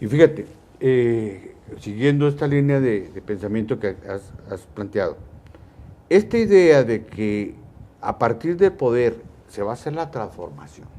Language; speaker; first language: Spanish; native; Spanish